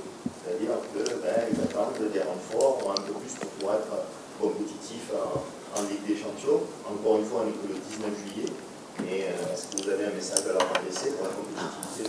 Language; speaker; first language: French; native; French